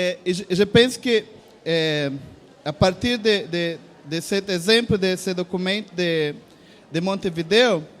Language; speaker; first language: French; non-native, learner; Portuguese